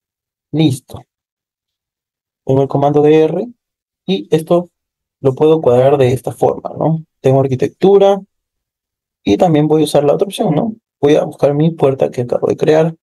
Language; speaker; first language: Spanish; native; Spanish